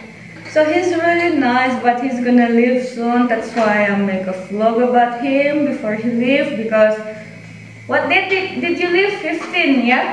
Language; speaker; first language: English; non-native, fluent; Indonesian